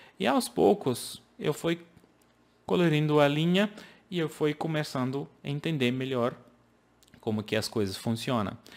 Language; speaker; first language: Portuguese; non-native, fluent; English